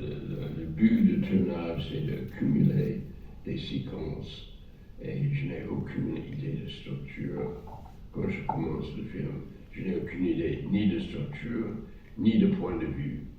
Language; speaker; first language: French; non-native, fluent; English